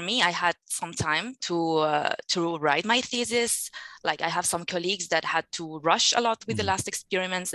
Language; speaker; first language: English; non-native, fluent; Spanish